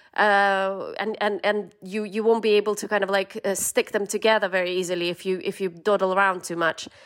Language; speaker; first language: English; non-native, fluent; Russian